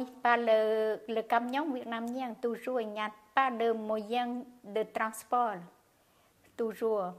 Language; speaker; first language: French; non-native, learner; Khmer